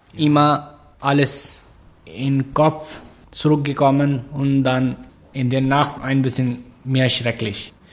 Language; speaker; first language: German; non-native, learner; Pashto